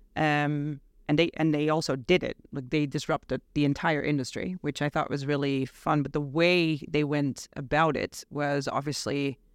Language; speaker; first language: English; non-native, fluent; Dutch